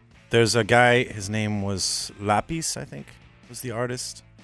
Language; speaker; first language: English; native; English